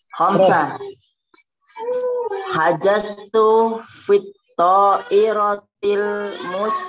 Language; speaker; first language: Arabic; non-native, learner; Indonesian